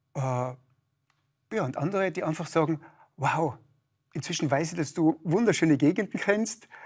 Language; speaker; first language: German; native; German